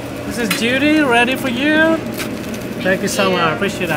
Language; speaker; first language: English; non-native, fluent; Indonesian